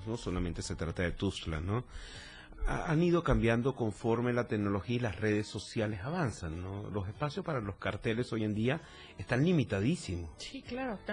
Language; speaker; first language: Spanish; native; Spanish